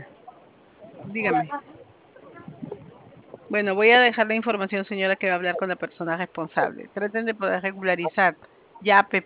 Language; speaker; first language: Spanish; native; Spanish